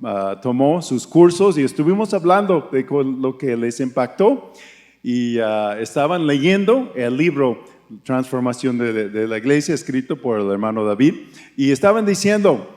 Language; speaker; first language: Spanish; non-native, fluent; English